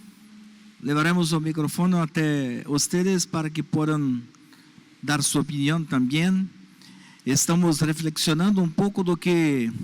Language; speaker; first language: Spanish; non-native, learner; Portuguese